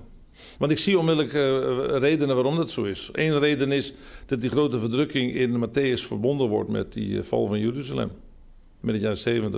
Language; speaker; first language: Dutch; native; Dutch